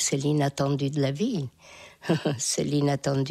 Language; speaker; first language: French; non-native, fluent; Hungarian